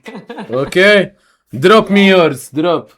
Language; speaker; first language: English; non-native, learner; Arabic